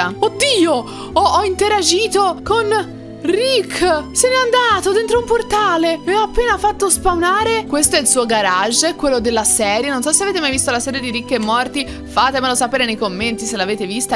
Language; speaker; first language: Italian; native; Italian